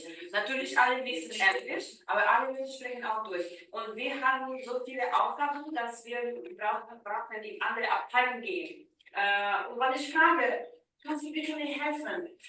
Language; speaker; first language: German; non-native, learner; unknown